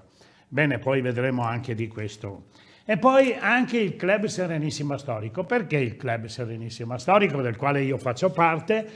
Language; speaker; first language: Italian; native; Italian